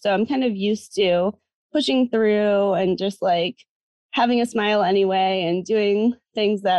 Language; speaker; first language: English; native; English